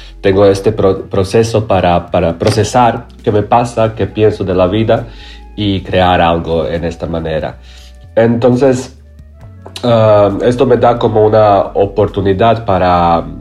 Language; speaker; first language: Spanish; non-native, learner; Croatian